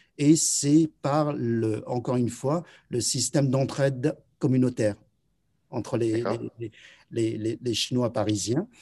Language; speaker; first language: French; early bilingual, other home language; Chinese